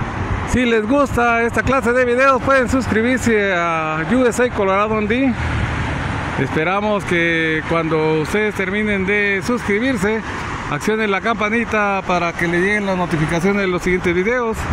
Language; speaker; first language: Spanish; native; Spanish